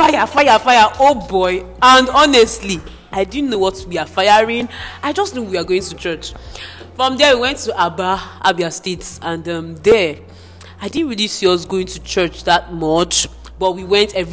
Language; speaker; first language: English; non-native, local second language; Igbo